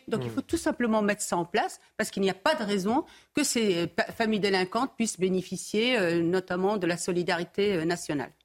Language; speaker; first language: French; early bilingual, other home language; Arabic